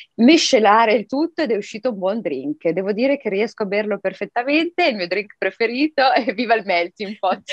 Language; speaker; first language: Italian; early bilingual, other home language; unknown